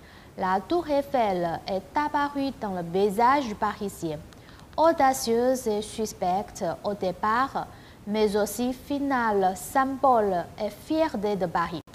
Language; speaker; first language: French; non-native, fluent; Chinese